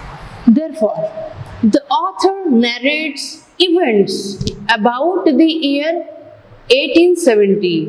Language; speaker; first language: English; non-native, local second language; Hindi